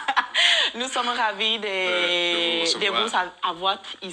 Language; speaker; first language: French; non-native, learner; Spanish